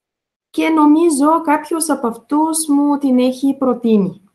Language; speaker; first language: Greek; non-native, fluent; Bulgarian